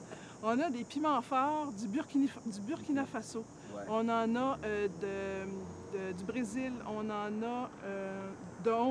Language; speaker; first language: French; native; French